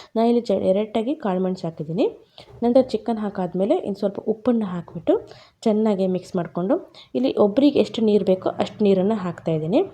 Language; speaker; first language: Kannada; native; Kannada